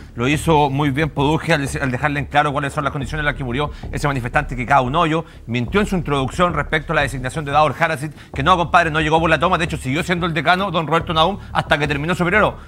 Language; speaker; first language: Spanish; native; Spanish